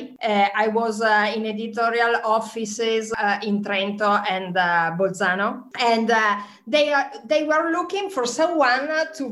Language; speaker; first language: English; non-native, fluent; Italian